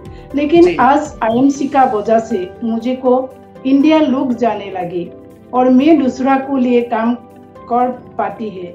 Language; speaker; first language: Hindi; non-native, local second language; Assamese